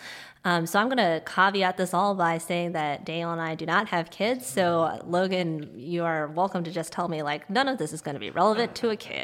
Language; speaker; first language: English; non-native, local second language; Cantonese